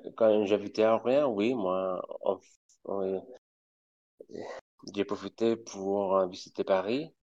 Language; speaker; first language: French; non-native, fluent; Spanish